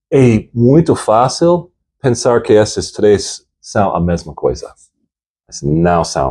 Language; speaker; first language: Portuguese; non-native, fluent; English